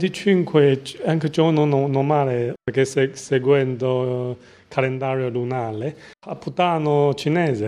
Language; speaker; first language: Italian; non-native, learner; Chinese